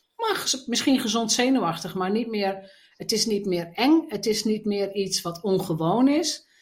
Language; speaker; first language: Dutch; native; Dutch